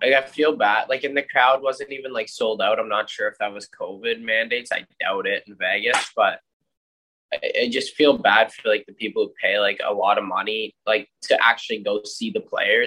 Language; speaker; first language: English; native; English